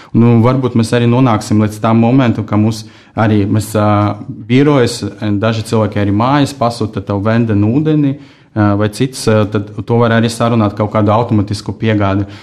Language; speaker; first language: Latvian; non-native, local second language; Russian